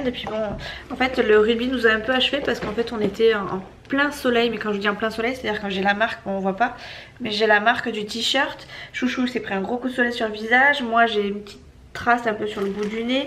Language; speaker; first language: French; native; French